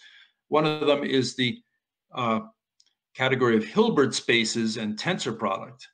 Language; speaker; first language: English; native; English